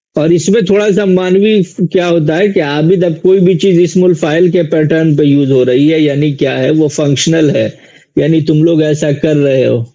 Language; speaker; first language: Urdu; native; Urdu